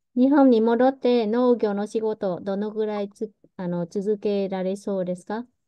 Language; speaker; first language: Japanese; non-native, fluent; Vietnamese